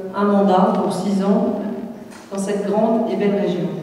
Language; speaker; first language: French; native; French